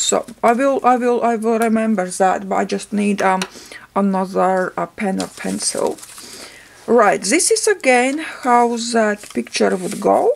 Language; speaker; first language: English; non-native, fluent; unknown